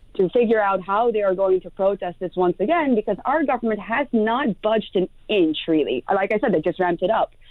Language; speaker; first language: English; non-native, fluent; Dutch